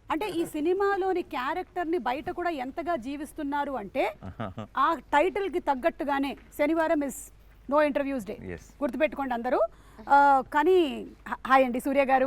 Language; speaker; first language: Telugu; native; Telugu